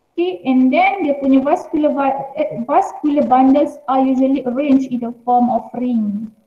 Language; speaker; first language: English; non-native, local second language; Malay